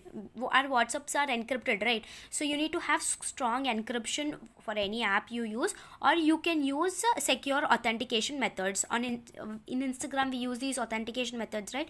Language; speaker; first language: English; non-native, local second language; Telugu